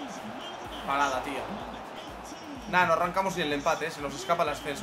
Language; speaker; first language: Spanish; native; Spanish